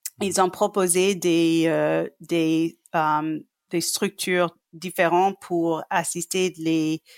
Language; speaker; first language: French; non-native, fluent; English